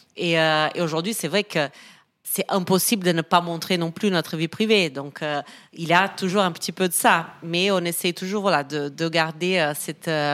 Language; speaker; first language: French; non-native, fluent; Portuguese